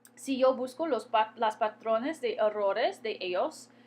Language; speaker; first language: Spanish; non-native, fluent; English